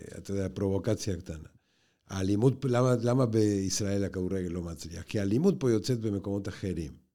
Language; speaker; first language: Hebrew; non-native, fluent; Spanish